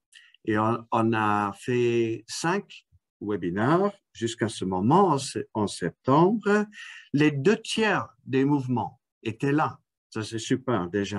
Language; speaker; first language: French; non-native, fluent; English